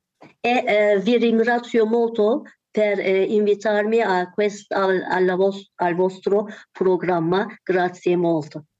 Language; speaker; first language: Italian; non-native, learner; Turkish